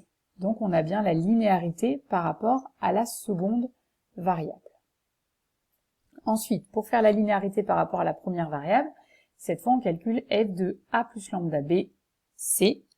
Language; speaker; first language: French; native; French